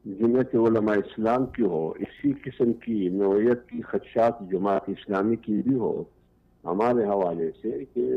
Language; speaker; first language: Urdu; non-native, local second language; Pashto